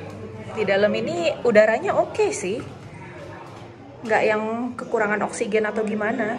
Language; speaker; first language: Indonesian; native; Indonesian